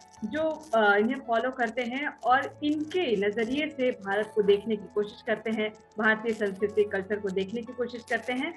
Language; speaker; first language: Hindi; native; Hindi